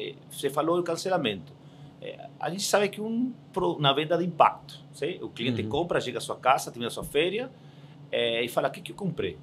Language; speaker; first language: Portuguese; non-native, fluent; Spanish